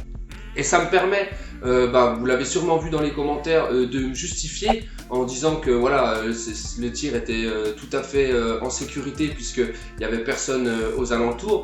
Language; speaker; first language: French; native; French